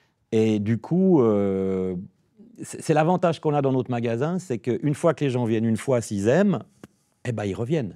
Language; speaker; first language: French; native; French